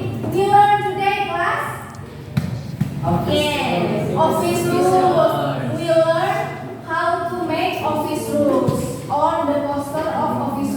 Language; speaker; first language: English; non-native, fluent; Indonesian